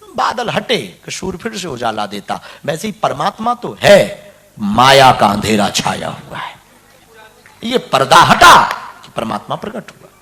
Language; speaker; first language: Hindi; native; Hindi